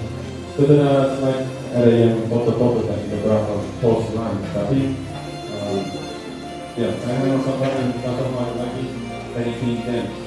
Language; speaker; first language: Indonesian; non-native, learner; English